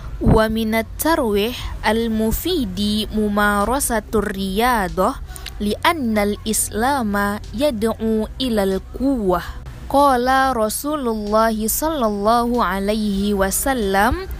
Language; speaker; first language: Arabic; non-native, learner; Indonesian